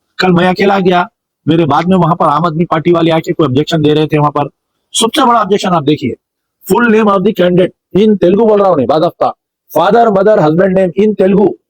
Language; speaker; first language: Hindi; non-native, local second language; Urdu